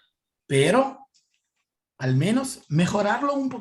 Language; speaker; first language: Spanish; non-native, learner; Italian